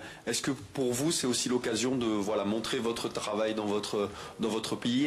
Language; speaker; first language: French; native; French